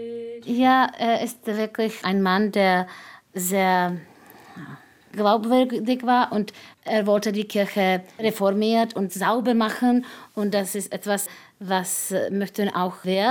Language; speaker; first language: German; non-native, fluent; Czech